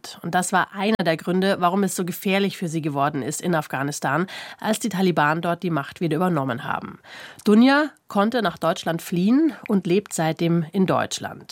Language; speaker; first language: German; native; German